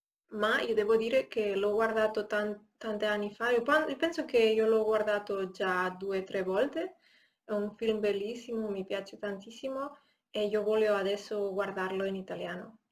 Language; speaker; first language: Italian; non-native, learner; Spanish